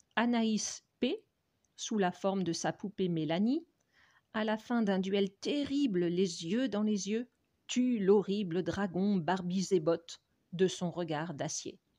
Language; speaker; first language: French; native; French